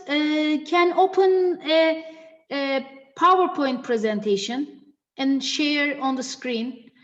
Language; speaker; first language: English; non-native, fluent; Turkish